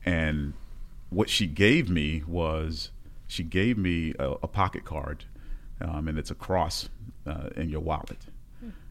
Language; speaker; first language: English; native; English